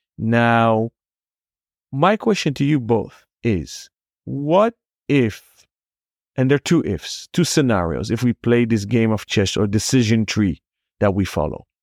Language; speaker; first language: English; non-native, fluent; Hebrew